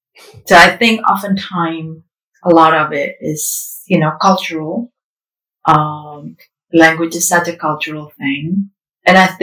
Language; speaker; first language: English; non-native, fluent; Indonesian